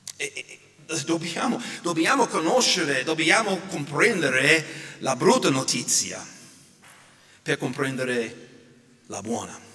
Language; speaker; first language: Italian; non-native, fluent; English